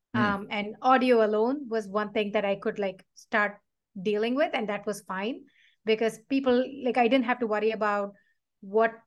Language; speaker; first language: English; non-native, local second language; Tamil